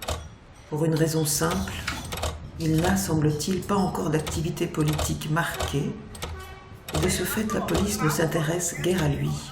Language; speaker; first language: French; native; French